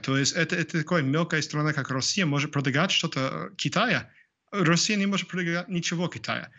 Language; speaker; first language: Russian; non-native, fluent; English